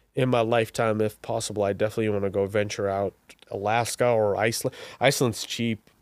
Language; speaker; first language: English; non-native, local second language; Bangla